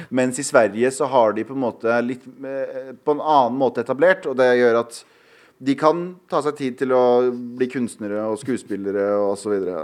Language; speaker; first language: Norwegian; early bilingual, other home language; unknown